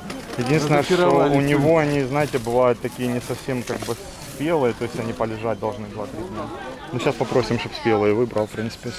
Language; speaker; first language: Russian; native; Russian